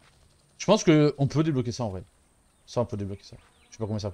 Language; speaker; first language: French; native; French